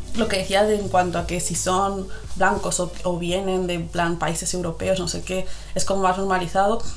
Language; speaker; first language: Spanish; native; Spanish